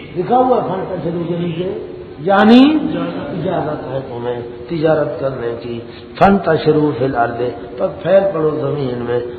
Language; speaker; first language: Urdu; non-native, local second language; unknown